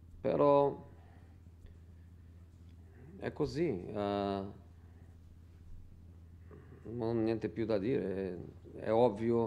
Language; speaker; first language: Italian; non-native, fluent; Portuguese